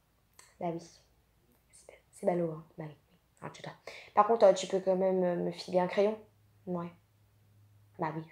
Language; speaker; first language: French; native; French